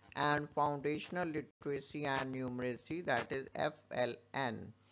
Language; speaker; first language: English; non-native, local second language; Punjabi